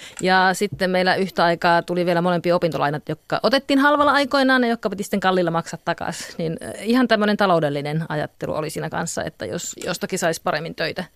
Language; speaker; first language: Finnish; native; Finnish